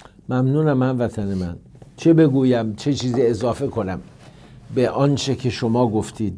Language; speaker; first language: Persian; native; Persian